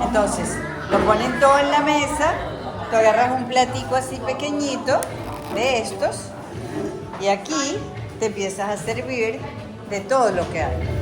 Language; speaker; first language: Spanish; native; Spanish